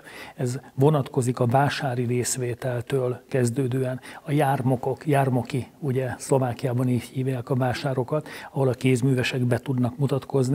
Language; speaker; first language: Hungarian; native; Hungarian